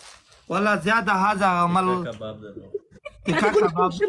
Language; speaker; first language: Arabic; non-native, learner; Pashto